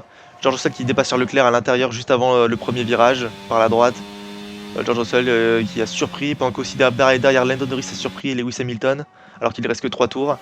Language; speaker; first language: French; native; French